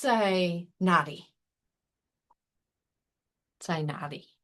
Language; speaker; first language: Chinese; non-native, fluent; English